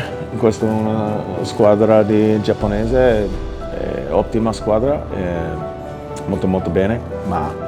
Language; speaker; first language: Italian; non-native, learner; English